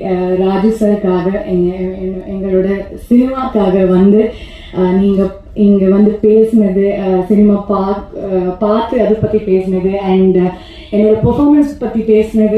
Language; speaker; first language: Tamil; non-native, learner; Kannada